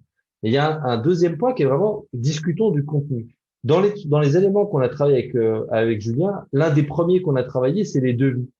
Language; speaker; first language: French; native; French